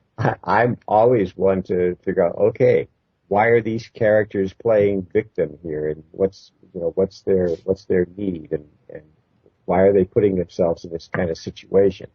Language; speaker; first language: English; native; English